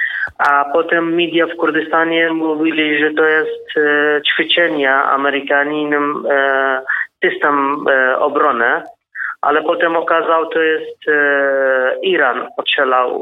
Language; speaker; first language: Polish; non-native, learner; Kurdish